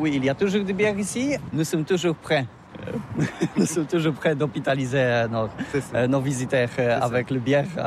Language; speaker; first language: French; non-native, learner; Polish